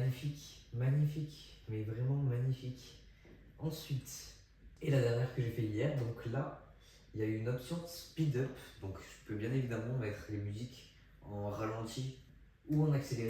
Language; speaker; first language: French; native; French